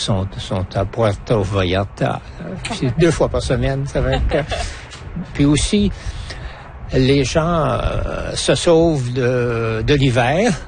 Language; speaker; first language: French; native; French